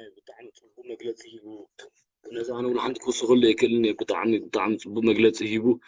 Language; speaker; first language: Tigrinya; early bilingual, heritage; Tigrinya